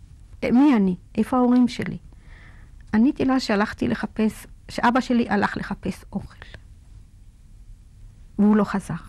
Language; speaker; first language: Hebrew; non-native, fluent; Yiddish